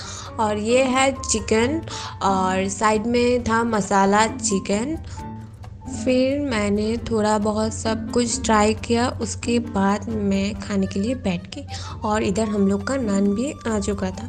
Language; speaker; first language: Hindi; non-native, local second language; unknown